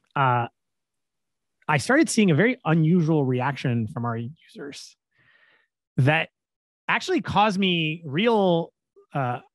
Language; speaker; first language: English; native; English